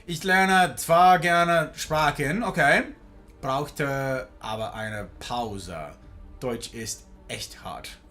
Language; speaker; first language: German; non-native, learner; English